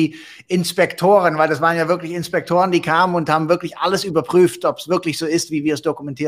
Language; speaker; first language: German; native; German